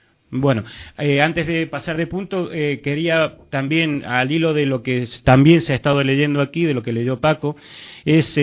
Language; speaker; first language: Spanish; native; Spanish